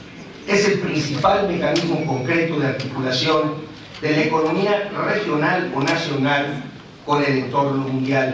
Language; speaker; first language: Spanish; native; Spanish